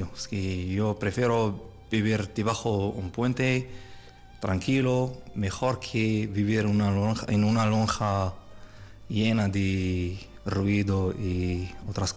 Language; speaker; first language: Spanish; non-native, learner; Arabic